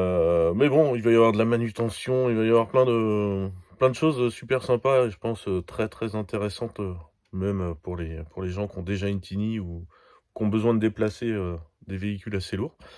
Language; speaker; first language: French; native; French